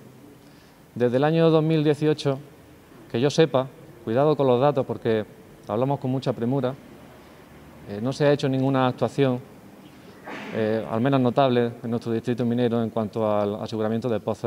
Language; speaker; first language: Spanish; native; Spanish